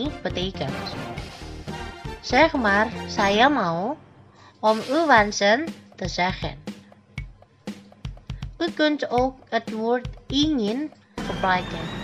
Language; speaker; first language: Dutch; non-native, fluent; Indonesian